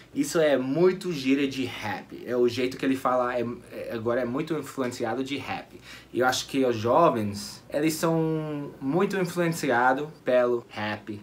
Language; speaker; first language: Portuguese; non-native, fluent; English